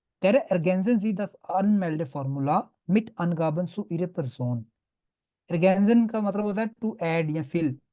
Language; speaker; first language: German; non-native, fluent; Urdu